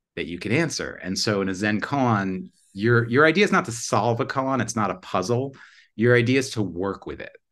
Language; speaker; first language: English; native; English